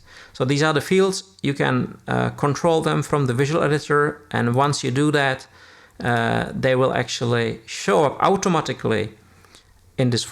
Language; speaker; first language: English; non-native, fluent; Czech